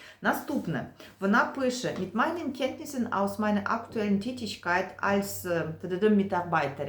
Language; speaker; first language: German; non-native, fluent; Ukrainian